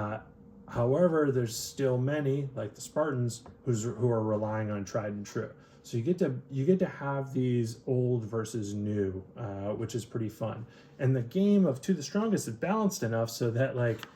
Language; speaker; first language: English; native; English